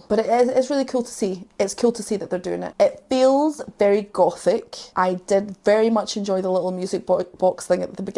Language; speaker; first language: English; native; English